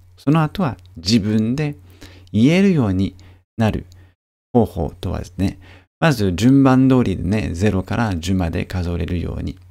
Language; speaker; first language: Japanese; non-native, fluent; French